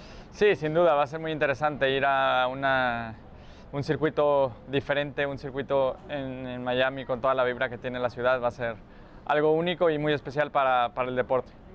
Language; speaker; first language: Spanish; native; Spanish